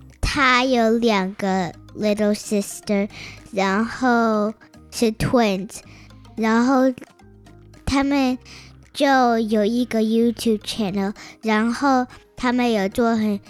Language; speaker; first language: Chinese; early bilingual, heritage; Chinese